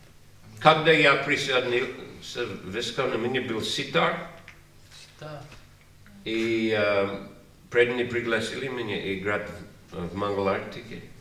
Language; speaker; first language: Russian; non-native, learner; English